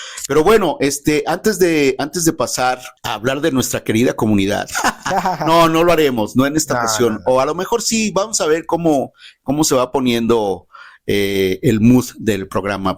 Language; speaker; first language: Spanish; native; Spanish